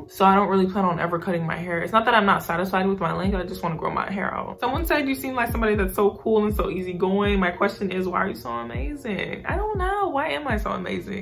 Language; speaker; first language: English; native; English